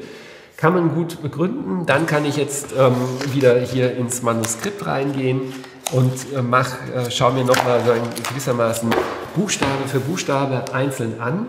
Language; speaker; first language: German; native; German